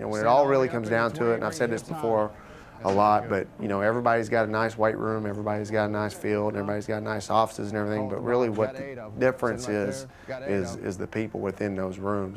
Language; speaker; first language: English; native; English